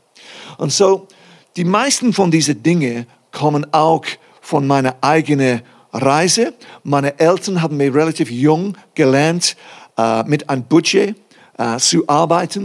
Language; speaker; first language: German; non-native, fluent; English